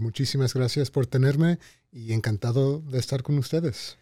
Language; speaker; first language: Spanish; early bilingual, heritage; Spanish